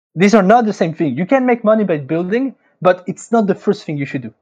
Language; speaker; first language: English; non-native, fluent; French